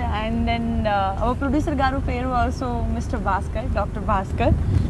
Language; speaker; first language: Telugu; non-native, local second language; Gujarati